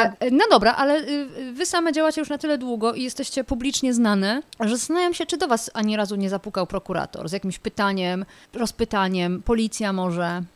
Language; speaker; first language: Polish; native; Polish